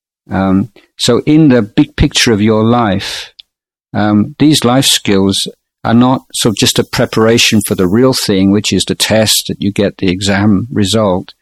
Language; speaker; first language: English; native; English